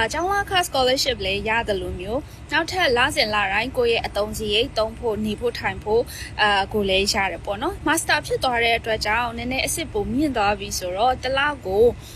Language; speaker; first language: Burmese; native; Burmese